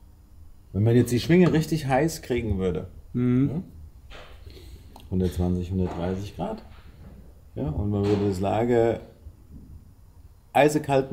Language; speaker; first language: German; native; German